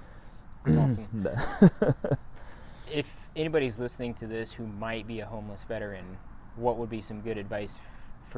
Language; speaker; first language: English; native; English